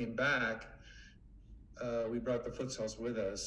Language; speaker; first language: English; native; English